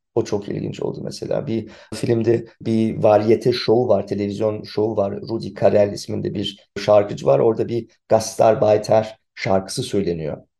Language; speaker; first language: Turkish; early bilingual, heritage; Turkish